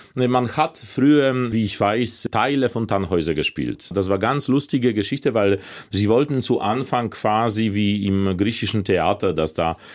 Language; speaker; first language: German; non-native, fluent; Polish